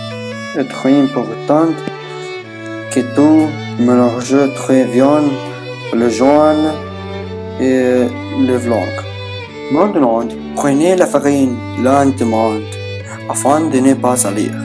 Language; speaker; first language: French; non-native, learner; Spanish